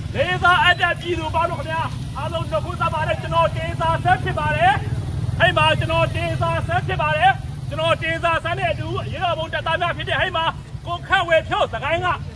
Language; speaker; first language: Burmese; native; Burmese